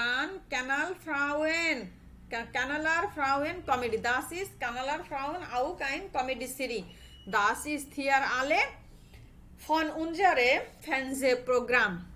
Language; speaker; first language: German; non-native, learner; Bangla